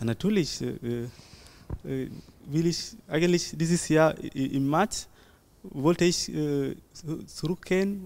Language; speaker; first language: German; non-native, learner; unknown